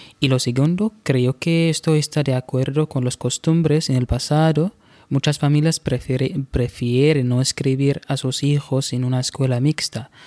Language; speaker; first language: Spanish; non-native, fluent; Arabic